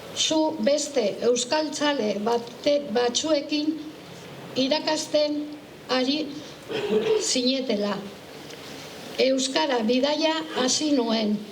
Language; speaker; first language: Basque; non-native, local second language; Spanish